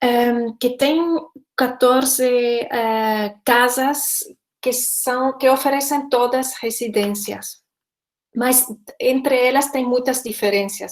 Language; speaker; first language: Portuguese; non-native, fluent; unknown